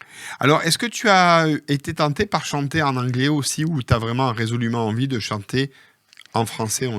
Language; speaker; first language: French; native; French